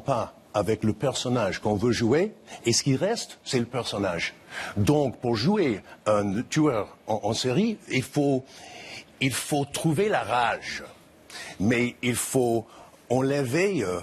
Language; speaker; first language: French; non-native, fluent; English